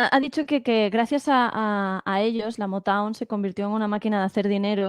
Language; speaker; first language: Spanish; native; Spanish